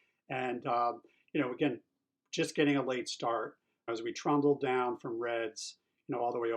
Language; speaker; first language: English; native; English